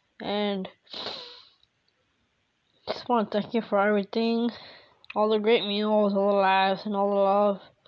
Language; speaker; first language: English; early bilingual, other home language; Spanish